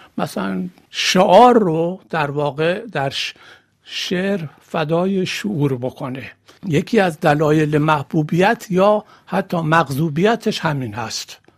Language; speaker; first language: Persian; native; Persian